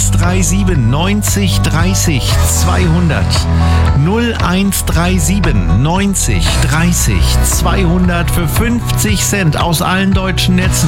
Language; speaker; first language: German; native; German